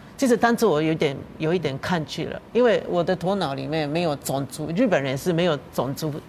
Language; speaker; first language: Chinese; non-native, fluent; Japanese